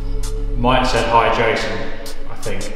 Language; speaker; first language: English; native; English